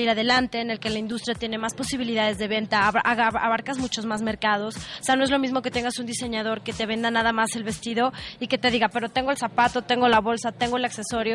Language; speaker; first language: Spanish; native; Spanish